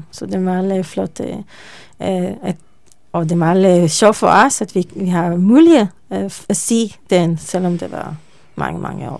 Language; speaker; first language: Danish; non-native, learner; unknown